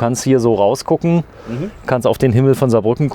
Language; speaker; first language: German; native; German